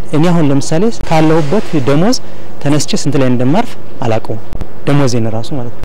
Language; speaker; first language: Amharic; native; Amharic